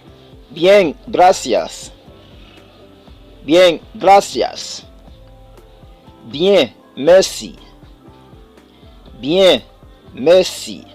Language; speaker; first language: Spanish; non-native, fluent; Haitian Creole